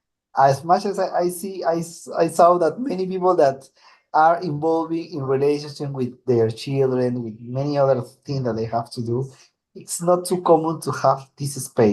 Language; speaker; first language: English; non-native, learner; Spanish